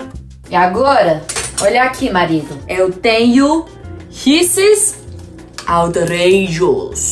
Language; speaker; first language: Portuguese; non-native, fluent; English